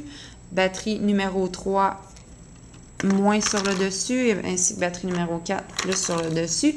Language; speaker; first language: French; native; French